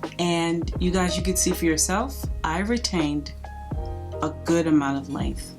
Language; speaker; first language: English; native; English